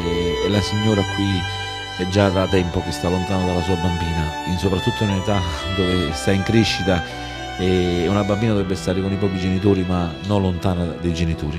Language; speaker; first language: Italian; native; Italian